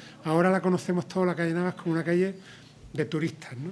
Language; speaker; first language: Spanish; native; Spanish